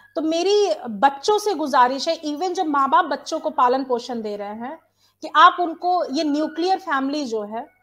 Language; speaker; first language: Hindi; native; Hindi